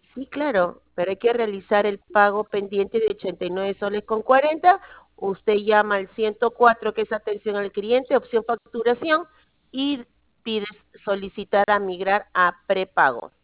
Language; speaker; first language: Spanish; native; Spanish